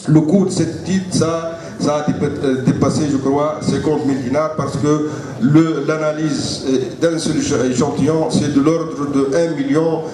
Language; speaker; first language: French; non-native, local second language; Arabic